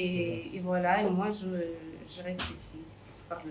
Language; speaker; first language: French; non-native, learner; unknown